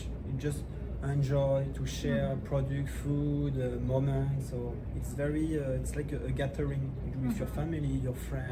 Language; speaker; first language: English; non-native, learner; French